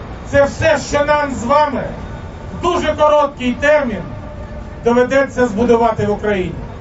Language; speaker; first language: Ukrainian; native; Ukrainian